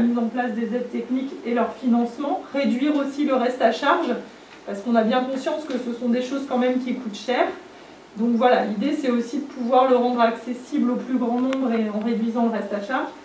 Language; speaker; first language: French; native; French